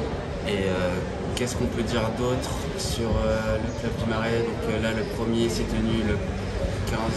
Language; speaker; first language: French; native; French